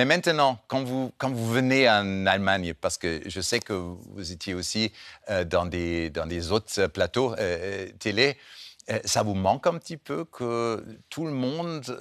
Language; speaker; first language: French; non-native, fluent; German